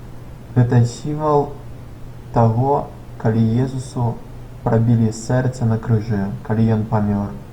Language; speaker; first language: Belarusian; non-native, local second language; Russian